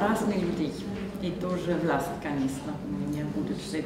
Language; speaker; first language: Russian; non-native, learner; Danish